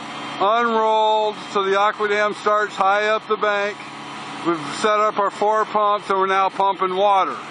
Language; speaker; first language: English; native; English